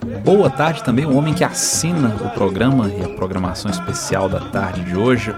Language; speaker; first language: Portuguese; native; Portuguese